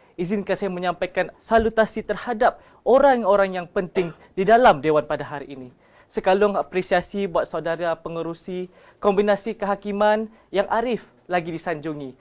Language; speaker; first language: Malay; native; Malay